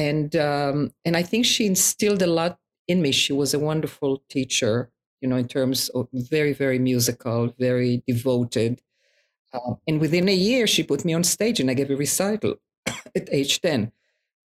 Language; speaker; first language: English; non-native, fluent; Hebrew